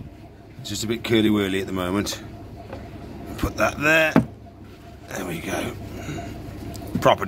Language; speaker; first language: English; native; English